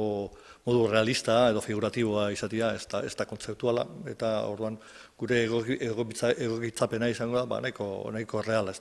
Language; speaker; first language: Basque; native; Basque